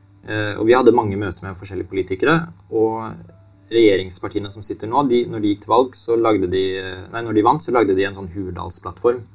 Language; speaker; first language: Norwegian; native; Norwegian